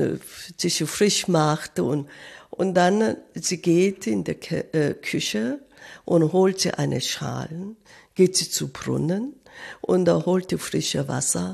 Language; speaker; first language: German; non-native, fluent; Korean